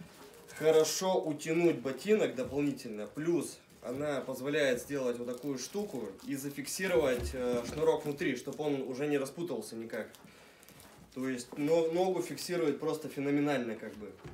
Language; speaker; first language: Russian; native; Russian